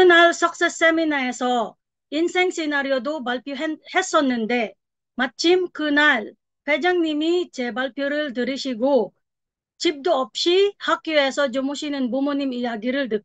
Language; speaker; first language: Korean; non-native, learner; Filipino